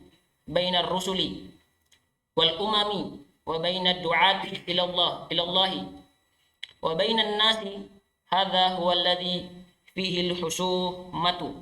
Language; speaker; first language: Arabic; non-native, learner; Indonesian